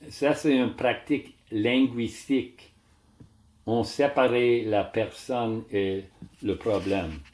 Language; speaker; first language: French; non-native, learner; English